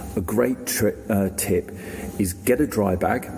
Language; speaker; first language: English; native; English